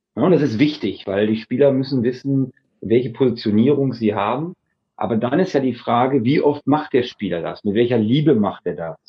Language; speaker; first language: German; early bilingual, other home language; Dutch